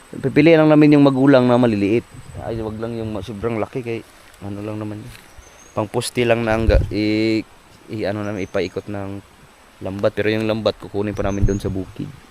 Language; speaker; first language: Filipino; non-native, local second language; Cebuano